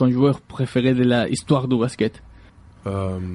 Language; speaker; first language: French; non-native, learner; Galician